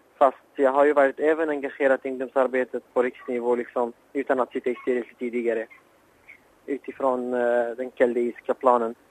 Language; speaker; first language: Swedish; non-native, fluent; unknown